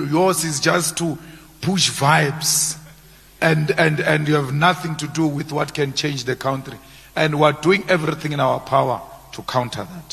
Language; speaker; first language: English; non-native, local second language; Northern Sotho